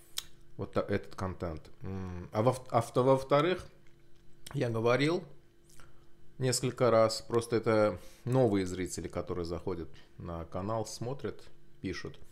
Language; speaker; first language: Russian; non-native, local second language; Azerbaijani